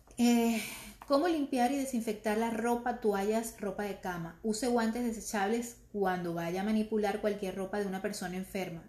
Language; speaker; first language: Spanish; native; Spanish